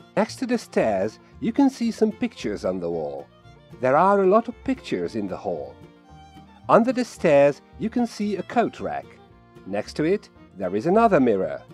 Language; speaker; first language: English; non-native, fluent; Hungarian